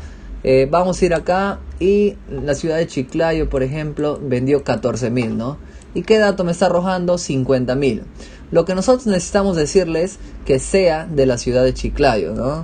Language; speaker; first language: Spanish; native; Spanish